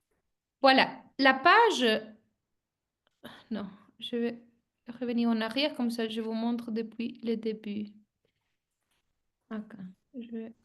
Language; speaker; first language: French; non-native, fluent; Spanish